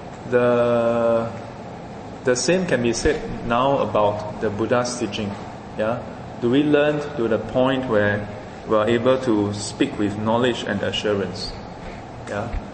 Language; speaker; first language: English; non-native, local second language; Chinese